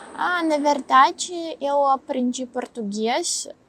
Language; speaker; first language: Portuguese; non-native, learner; Russian